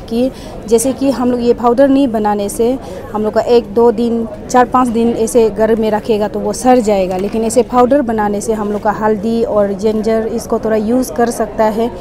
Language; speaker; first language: Hindi; non-native, local second language; Nyishi